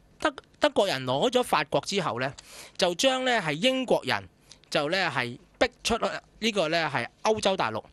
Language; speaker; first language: Cantonese; native; Cantonese